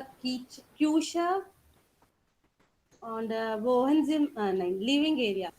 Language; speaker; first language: German; non-native, learner; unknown